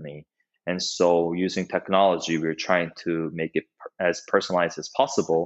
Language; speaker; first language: English; non-native, fluent; Korean